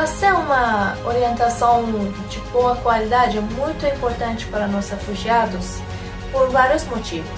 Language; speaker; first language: Portuguese; non-native, fluent; Persian